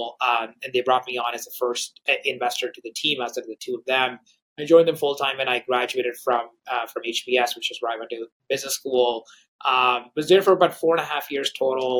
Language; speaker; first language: English; non-native, local second language; Hindi